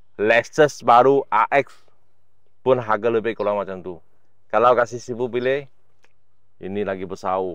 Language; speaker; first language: Malay; non-native, local second language; Chinese